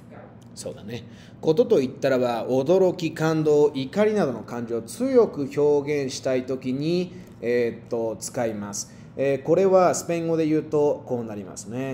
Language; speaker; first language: Japanese; non-native, fluent; Spanish